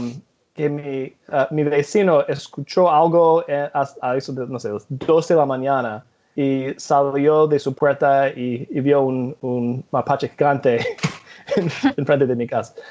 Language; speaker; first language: Spanish; non-native, fluent; English